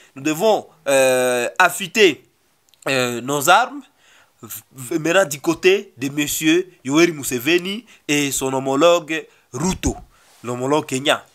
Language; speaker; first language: French; non-native, local second language; Swahili